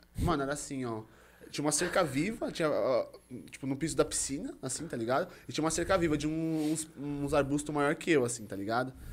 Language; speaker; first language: Portuguese; native; Portuguese